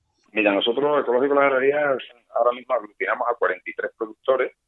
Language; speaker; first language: Spanish; native; Spanish